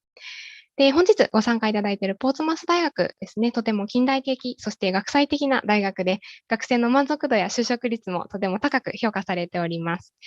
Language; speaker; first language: Japanese; native; Japanese